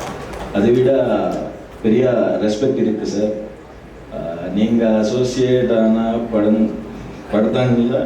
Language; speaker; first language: Tamil; non-native, learner; Telugu